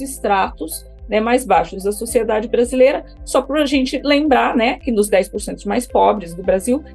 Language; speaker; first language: Portuguese; native; Portuguese